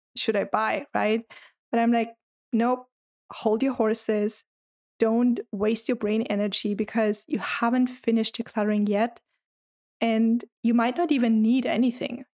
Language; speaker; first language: English; non-native, fluent; German